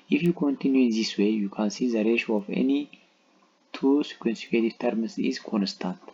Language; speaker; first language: English; non-native, local second language; Amharic